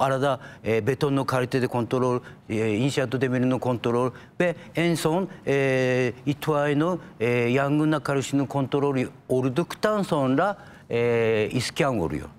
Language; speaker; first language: Turkish; non-native, fluent; Japanese